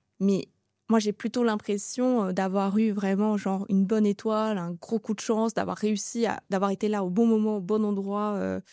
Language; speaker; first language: French; early bilingual, other home language; Tamil